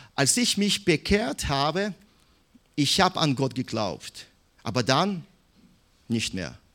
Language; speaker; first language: German; non-native, fluent; Russian